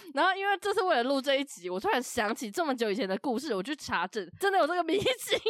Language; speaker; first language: Chinese; non-native, fluent; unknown